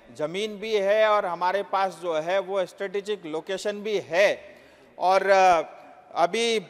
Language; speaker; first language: Hindi; non-native, local second language; Nepali